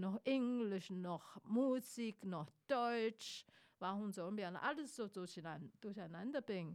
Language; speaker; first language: German; non-native, fluent; Chinese